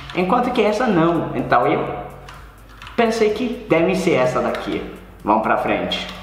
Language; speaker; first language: Portuguese; non-native, learner; English